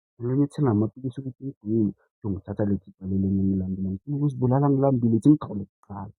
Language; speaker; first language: Zulu; native; Zulu